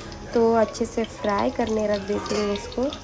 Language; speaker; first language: Hindi; native; Hindi